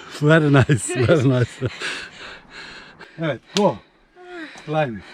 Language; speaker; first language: English; non-native, learner; Turkish